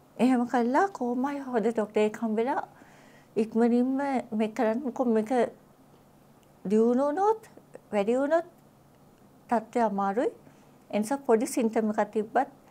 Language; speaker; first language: Sinhala; native; Sinhala